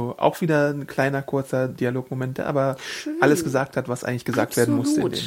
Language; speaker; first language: German; native; German